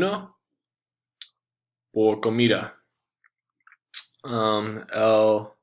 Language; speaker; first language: Spanish; non-native, learner; English